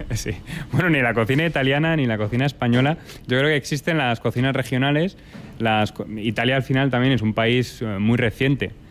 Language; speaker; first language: Spanish; native; Spanish